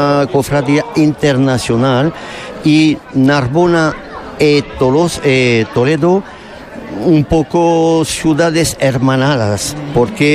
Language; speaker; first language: Spanish; non-native, learner; French